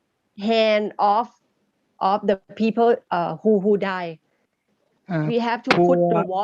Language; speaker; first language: English; non-native, learner; Thai